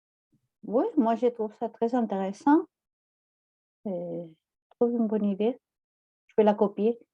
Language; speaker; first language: French; non-native, fluent; Catalan